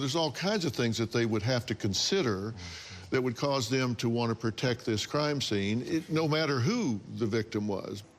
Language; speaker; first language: English; native; English